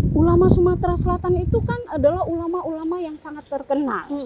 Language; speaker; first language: Indonesian; native; Indonesian